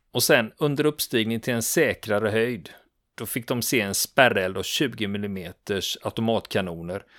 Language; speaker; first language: Swedish; native; Swedish